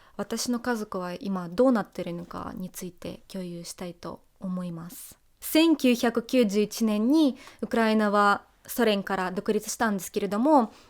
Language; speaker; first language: Japanese; non-native, fluent; Russian